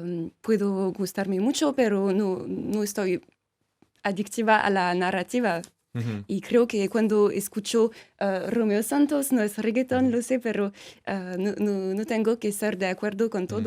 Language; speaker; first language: Spanish; non-native, fluent; French